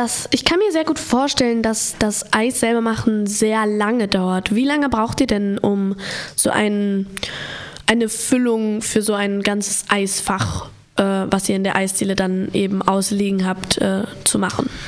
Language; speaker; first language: German; native; German